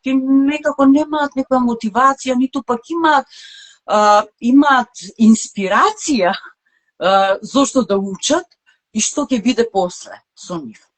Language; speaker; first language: Macedonian; native; Macedonian